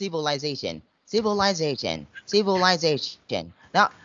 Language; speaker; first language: English; non-native, fluent; Vietnamese